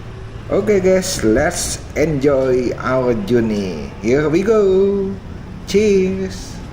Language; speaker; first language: English; non-native, fluent; Indonesian